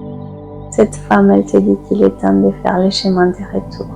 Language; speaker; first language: French; native; French